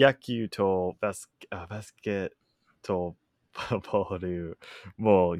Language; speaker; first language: Japanese; non-native, learner; English